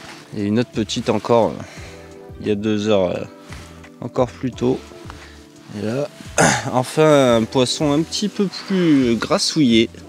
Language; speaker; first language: French; native; French